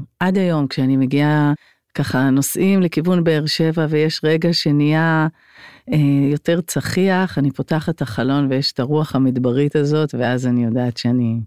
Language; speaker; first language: Hebrew; native; Hebrew